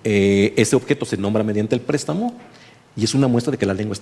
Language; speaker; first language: Spanish; native; Spanish